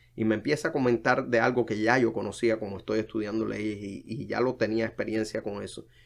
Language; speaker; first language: Spanish; native; Spanish